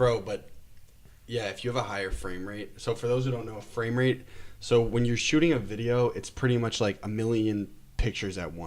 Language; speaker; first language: English; native; English